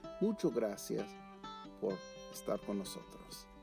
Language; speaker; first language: Spanish; non-native, fluent; English